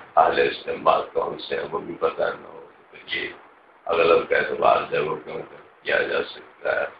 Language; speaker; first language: Urdu; non-native, local second language; Punjabi